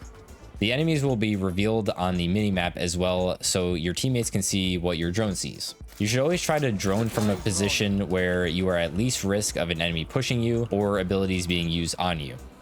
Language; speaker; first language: English; native; English